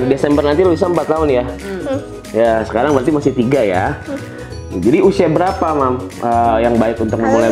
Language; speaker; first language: Indonesian; native; Indonesian